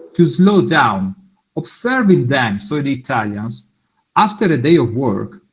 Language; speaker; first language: English; non-native, fluent; Italian